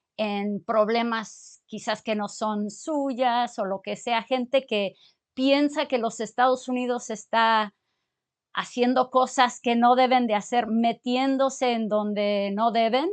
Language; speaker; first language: Spanish; early bilingual, other home language; English